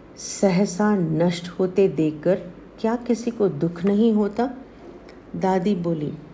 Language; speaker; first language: Hindi; non-native, local second language; Tamil